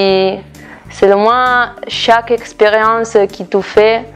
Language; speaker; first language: French; non-native, fluent; Italian